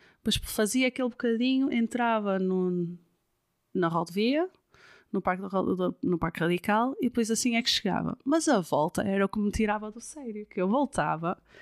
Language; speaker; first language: Portuguese; non-native, fluent; Dutch